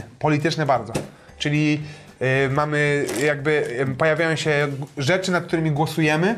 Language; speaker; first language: Polish; native; Polish